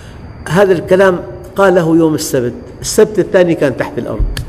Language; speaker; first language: Arabic; native; Arabic